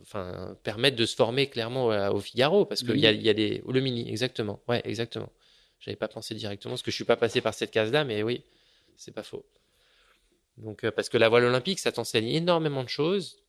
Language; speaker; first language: French; native; French